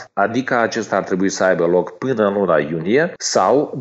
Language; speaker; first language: Romanian; native; Romanian